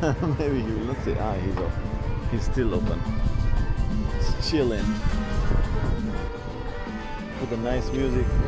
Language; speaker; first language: English; non-native, local second language; Hindi